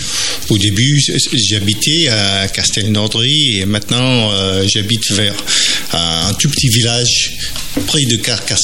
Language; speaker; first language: French; non-native, fluent; English